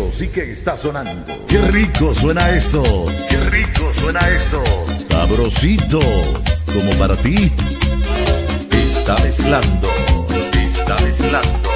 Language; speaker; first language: Spanish; native; Spanish